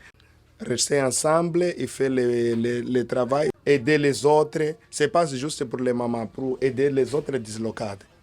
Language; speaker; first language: French; non-native, learner; Portuguese